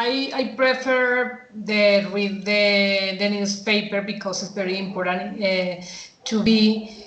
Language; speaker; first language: English; non-native, learner; Spanish